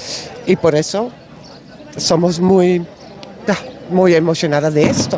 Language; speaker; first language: Spanish; non-native, learner; Dutch